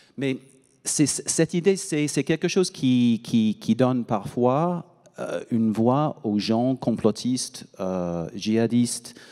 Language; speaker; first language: French; non-native, fluent; English